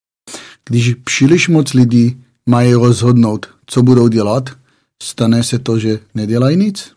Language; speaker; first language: Czech; non-native, fluent; Hebrew